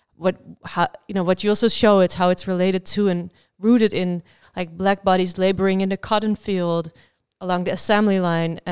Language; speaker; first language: English; non-native, fluent; Dutch